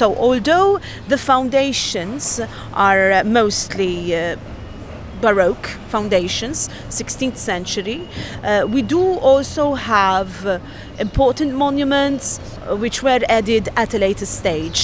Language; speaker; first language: English; non-native, fluent; Maltese